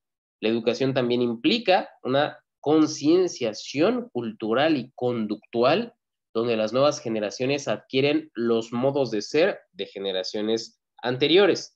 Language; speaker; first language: Spanish; native; Spanish